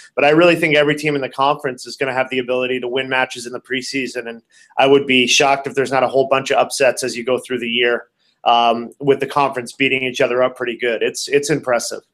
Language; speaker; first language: English; native; English